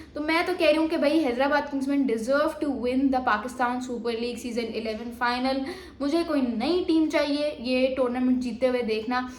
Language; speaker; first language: Urdu; non-native, local second language; Sindhi